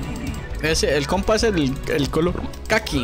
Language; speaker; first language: Spanish; native; Spanish